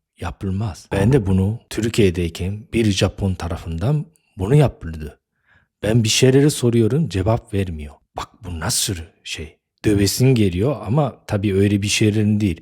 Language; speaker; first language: Turkish; non-native, fluent; Japanese